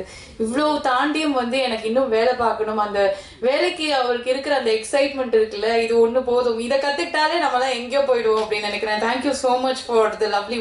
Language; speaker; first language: Tamil; native; Tamil